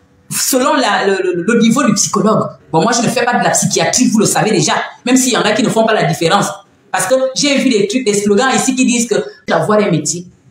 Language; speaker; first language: French; non-native, local second language; Fang